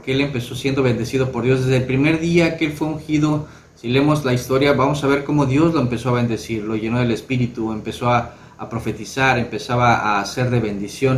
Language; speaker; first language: Spanish; native; Spanish